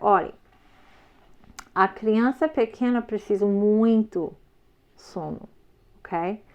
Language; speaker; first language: Portuguese; non-native, fluent; English